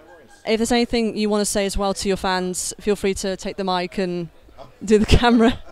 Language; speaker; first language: English; native; English